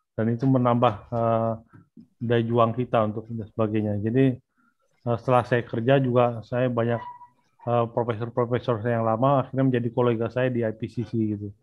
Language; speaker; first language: Indonesian; native; Indonesian